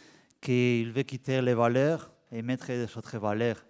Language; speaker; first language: French; non-native, learner; Spanish